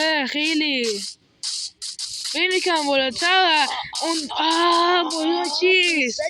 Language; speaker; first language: Persian; native; Persian